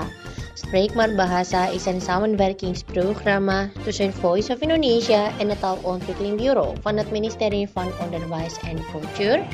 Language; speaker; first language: Dutch; non-native, learner; Indonesian